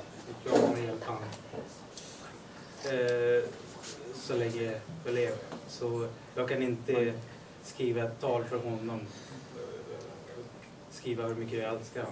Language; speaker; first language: Swedish; early bilingual, other home language; Urdu